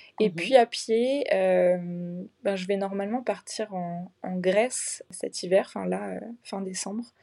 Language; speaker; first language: French; native; French